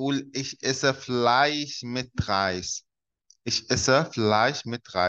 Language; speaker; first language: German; non-native, fluent; Arabic